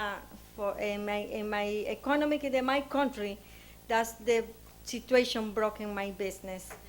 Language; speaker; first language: English; non-native, learner; Spanish